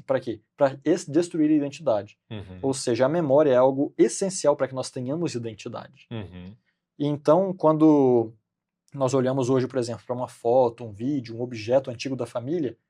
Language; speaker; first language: Portuguese; native; Portuguese